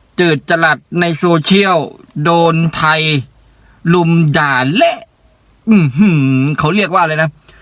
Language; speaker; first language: Thai; native; Thai